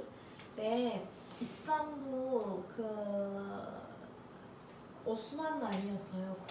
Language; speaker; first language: Korean; non-native, learner; Turkish